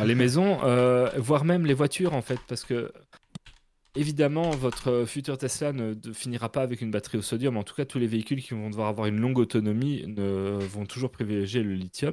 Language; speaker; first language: French; native; French